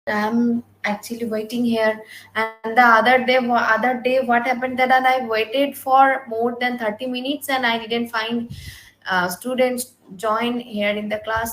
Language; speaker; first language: English; non-native, fluent; Bangla